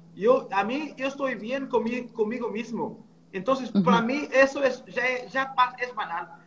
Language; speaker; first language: Spanish; non-native, fluent; Portuguese